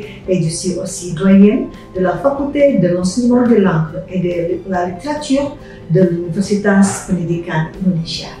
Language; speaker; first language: French; non-native, fluent; Indonesian